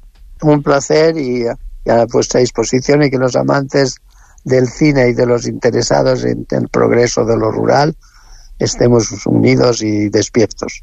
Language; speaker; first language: Spanish; native; Spanish